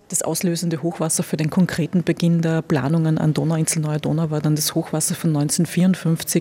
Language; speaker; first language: German; native; German